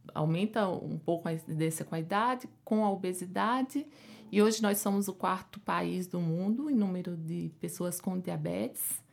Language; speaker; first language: Portuguese; native; Portuguese